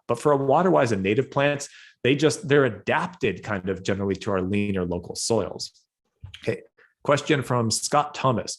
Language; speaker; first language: English; native; English